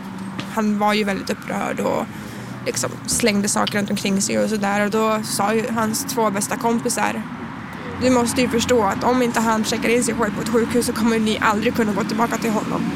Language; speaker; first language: Swedish; native; Swedish